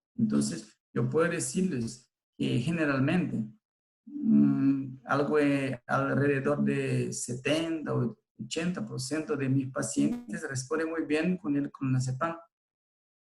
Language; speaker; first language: Spanish; non-native, fluent; Portuguese